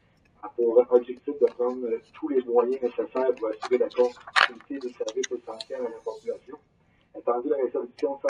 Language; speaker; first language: French; native; French